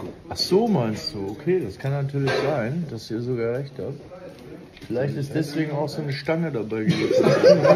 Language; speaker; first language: German; native; German